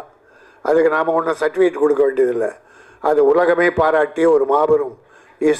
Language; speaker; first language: Tamil; native; Tamil